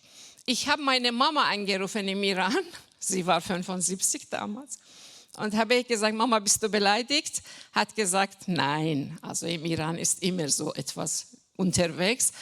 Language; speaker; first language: German; non-native, fluent; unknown